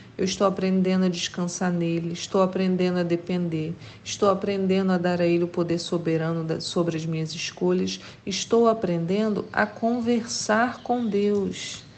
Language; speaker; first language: Portuguese; native; Portuguese